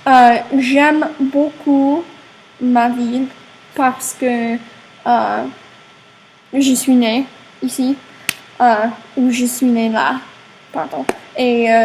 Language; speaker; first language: French; non-native, learner; English